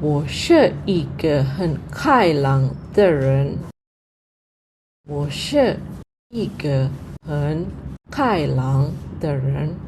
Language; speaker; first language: Chinese; non-native, fluent; Indonesian